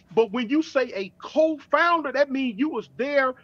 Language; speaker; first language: English; native; English